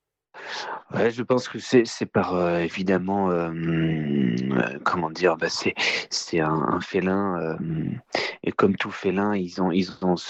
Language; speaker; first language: French; native; French